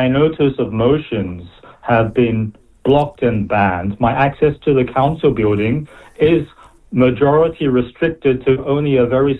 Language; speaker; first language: English; native; English